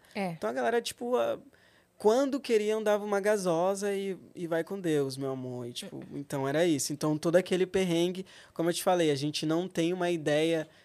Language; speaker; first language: Portuguese; native; Portuguese